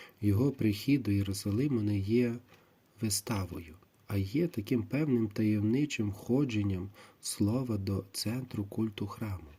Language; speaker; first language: Ukrainian; native; Ukrainian